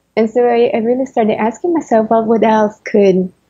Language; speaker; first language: English; non-native, fluent; Italian